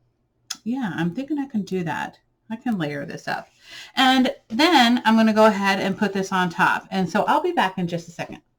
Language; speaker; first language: English; native; English